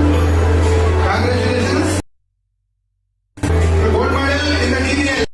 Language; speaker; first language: English; non-native, local second language; Telugu